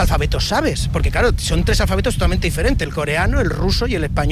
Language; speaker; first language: Spanish; native; Spanish